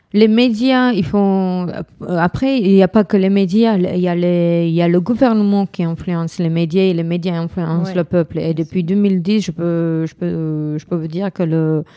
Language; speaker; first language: French; non-native, fluent; Romanian